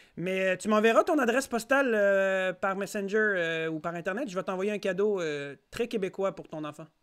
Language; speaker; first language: French; native; French